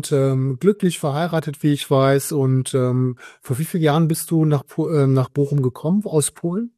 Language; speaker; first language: German; native; German